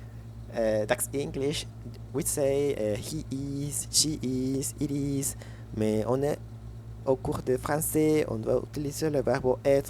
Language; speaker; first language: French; non-native, fluent; Spanish